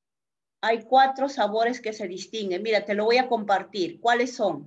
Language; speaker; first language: Spanish; native; Spanish